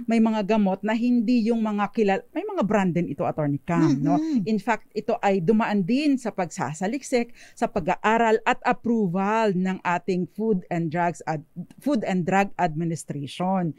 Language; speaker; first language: Filipino; native; Filipino